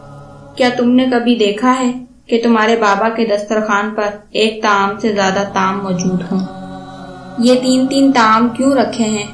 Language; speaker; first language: Urdu; native; Urdu